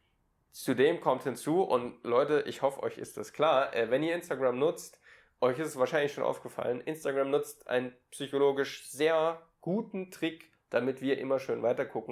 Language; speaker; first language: German; native; German